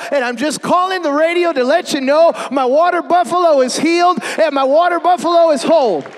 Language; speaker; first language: English; native; English